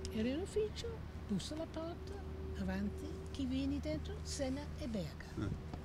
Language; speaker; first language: Italian; non-native, fluent; English